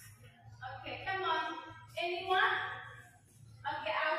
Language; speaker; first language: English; non-native, fluent; Indonesian